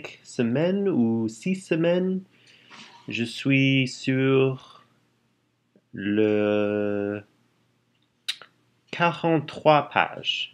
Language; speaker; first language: French; non-native, learner; English